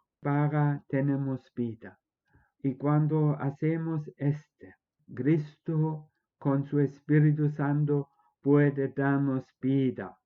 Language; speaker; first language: Spanish; non-native, fluent; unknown